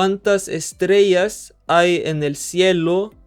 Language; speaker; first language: Spanish; non-native, fluent; English